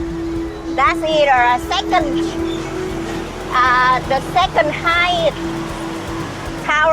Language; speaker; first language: English; non-native, learner; Vietnamese